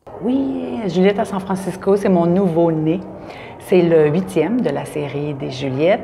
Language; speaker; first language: French; native; French